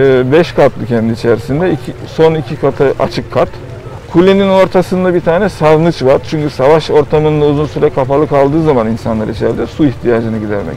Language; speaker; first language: Turkish; native; Turkish